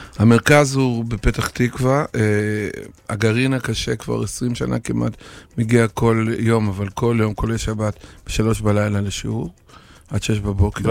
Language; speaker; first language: Hebrew; non-native, fluent; Russian